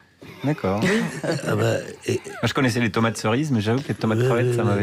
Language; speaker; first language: French; native; French